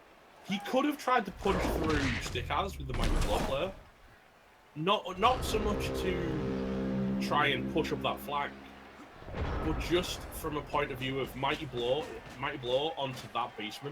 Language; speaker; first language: English; native; English